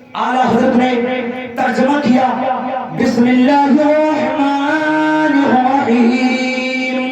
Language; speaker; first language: Urdu; native; Urdu